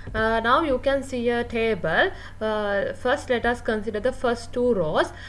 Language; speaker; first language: English; non-native, local second language; Sinhala